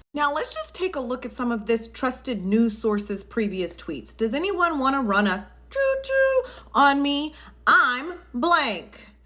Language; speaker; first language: English; native; English